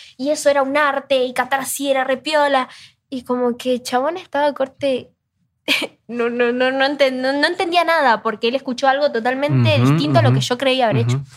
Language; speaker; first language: Spanish; native; Spanish